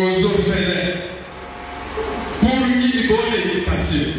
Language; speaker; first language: French; non-native, local second language; Swahili